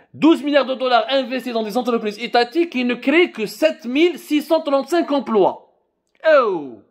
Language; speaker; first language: French; non-native, local second language; Arabic